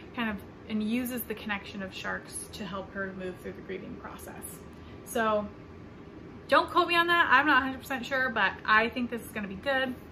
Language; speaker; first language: English; native; English